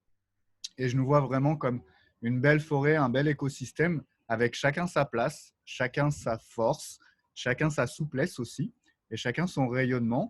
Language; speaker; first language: French; native; French